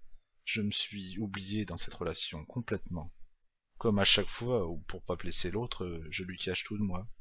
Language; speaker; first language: French; native; French